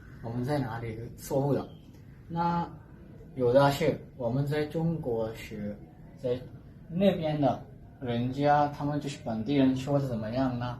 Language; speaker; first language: Chinese; non-native, fluent; Urdu